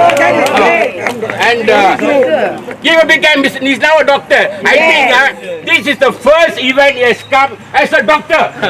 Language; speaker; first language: English; non-native, local second language; Tamil